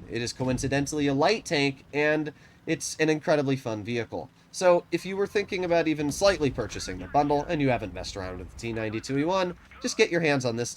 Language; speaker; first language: English; native; English